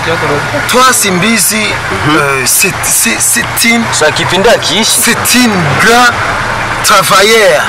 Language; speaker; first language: French; non-native, learner; Rundi